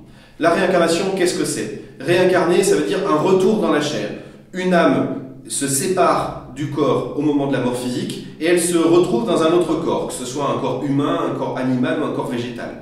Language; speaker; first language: French; native; French